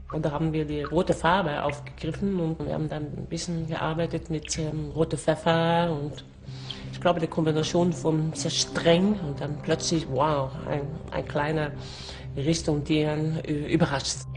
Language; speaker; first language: German; non-native, fluent; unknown